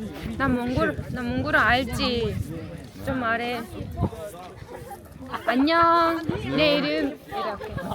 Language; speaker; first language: Korean; non-native, learner; Mongolian